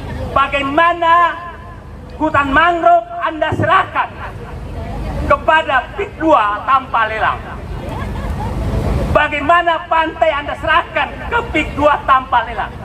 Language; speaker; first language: Indonesian; native; Indonesian